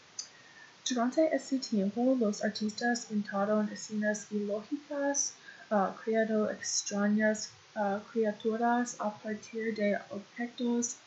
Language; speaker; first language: Spanish; non-native, learner; English